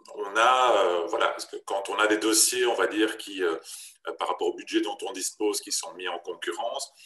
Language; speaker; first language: French; native; French